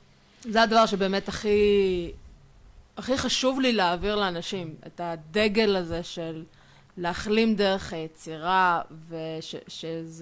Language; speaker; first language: Hebrew; native; Hebrew